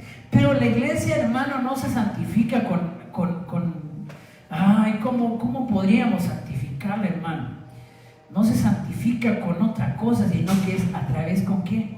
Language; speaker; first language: Spanish; native; Spanish